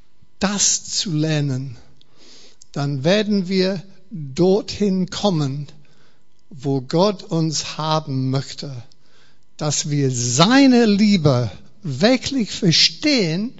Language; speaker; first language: German; non-native, fluent; English